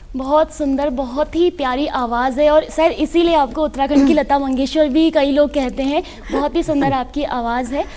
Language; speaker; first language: Hindi; native; Hindi